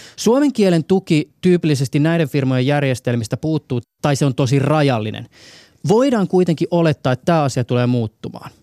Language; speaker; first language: Finnish; native; Finnish